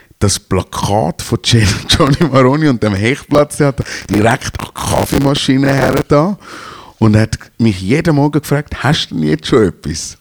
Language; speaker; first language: German; native; German